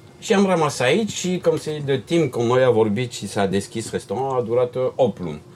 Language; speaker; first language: Romanian; non-native, learner; French